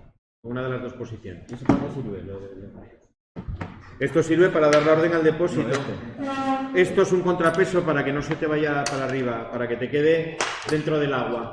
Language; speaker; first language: Spanish; native; Spanish